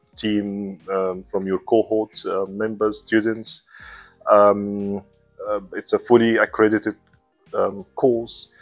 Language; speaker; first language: English; non-native, fluent; Arabic